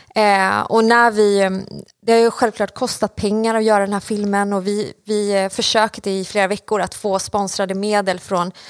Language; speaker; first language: Swedish; native; Swedish